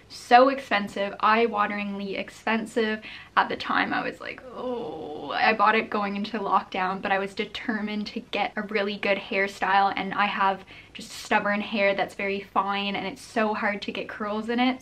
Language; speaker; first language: English; native; English